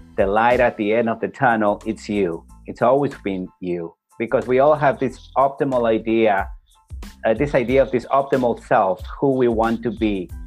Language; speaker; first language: English; non-native, fluent; Spanish